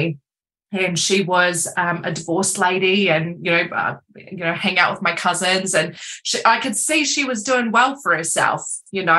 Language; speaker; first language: English; native; English